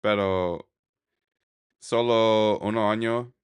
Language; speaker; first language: Spanish; non-native, learner; English